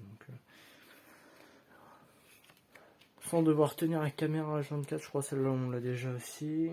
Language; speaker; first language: French; native; French